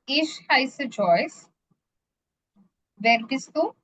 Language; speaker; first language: German; non-native, learner; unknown